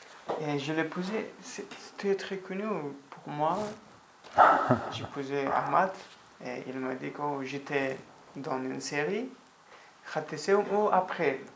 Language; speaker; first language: French; non-native, learner; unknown